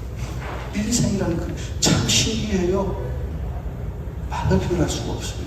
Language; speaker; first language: Korean; native; Korean